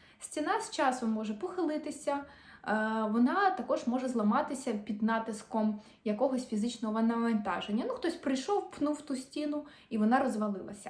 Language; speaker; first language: Ukrainian; non-native, local second language; Russian